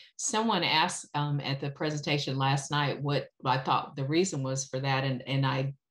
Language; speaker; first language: English; native; English